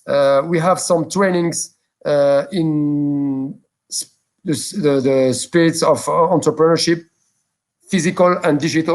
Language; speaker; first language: English; non-native, local second language; French